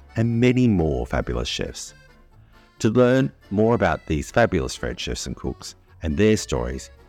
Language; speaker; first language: English; native; English